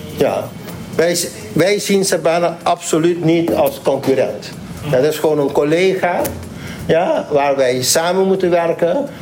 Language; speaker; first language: Dutch; non-native, local second language; Papiamento